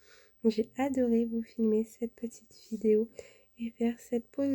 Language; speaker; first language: French; native; French